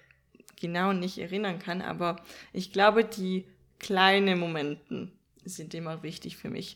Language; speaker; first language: German; non-native, fluent; Danish